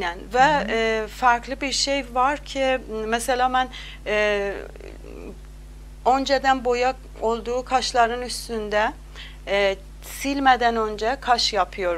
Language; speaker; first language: Turkish; non-native, learner; Azerbaijani